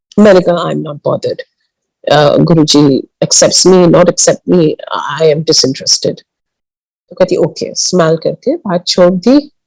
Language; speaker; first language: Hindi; early bilingual, heritage; Hindi